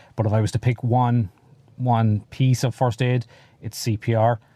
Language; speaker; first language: English; native; English